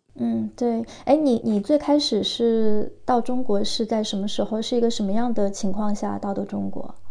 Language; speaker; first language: Chinese; native; Chinese